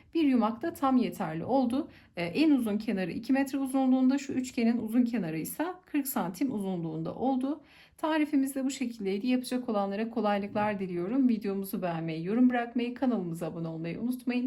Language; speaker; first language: Turkish; native; Turkish